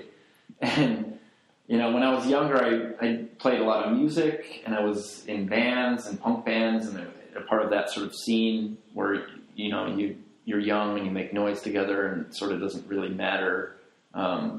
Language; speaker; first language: English; native; English